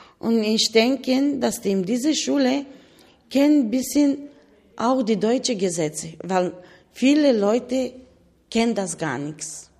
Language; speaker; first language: German; non-native, learner; Bulgarian